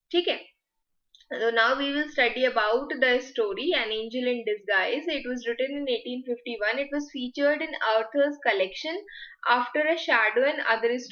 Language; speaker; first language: English; non-native, local second language; Hindi